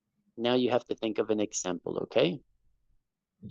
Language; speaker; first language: English; non-native, fluent; Spanish